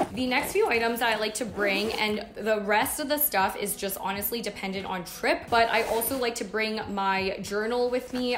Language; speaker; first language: English; native; English